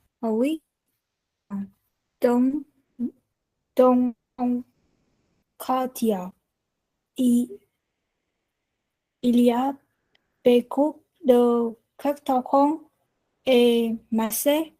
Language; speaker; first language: French; non-native, learner; Vietnamese